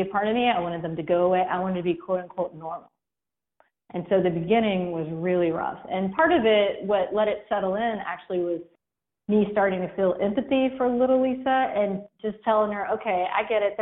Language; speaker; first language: English; native; English